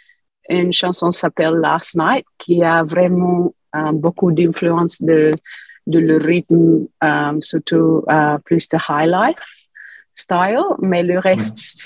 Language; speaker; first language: French; non-native, fluent; English